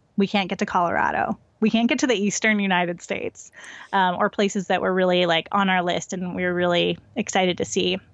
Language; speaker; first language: English; native; English